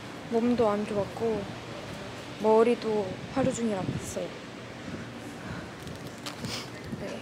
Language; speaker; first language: Korean; non-native, fluent; Russian